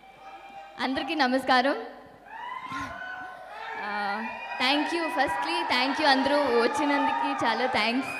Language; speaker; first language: Telugu; non-native, local second language; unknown